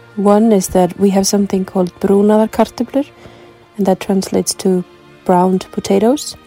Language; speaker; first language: English; non-native, fluent; Icelandic